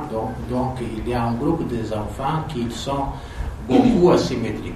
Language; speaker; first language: French; non-native, fluent; Italian